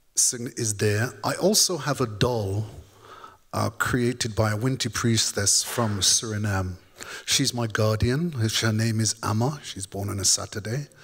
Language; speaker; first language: English; native; English